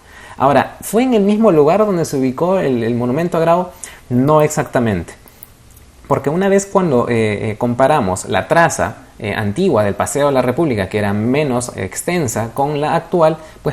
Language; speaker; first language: Spanish; native; Spanish